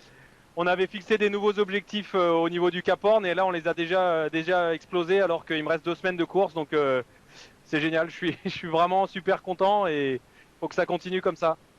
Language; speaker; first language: French; native; French